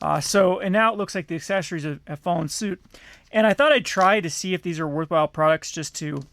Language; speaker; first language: English; native; English